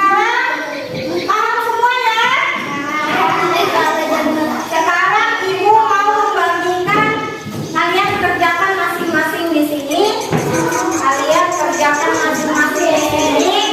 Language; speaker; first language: Indonesian; native; Indonesian